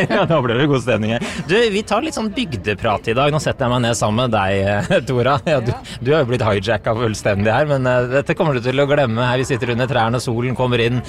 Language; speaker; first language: Norwegian; native; Norwegian